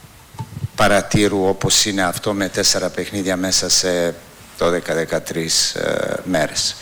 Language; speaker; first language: Greek; non-native, fluent; Serbian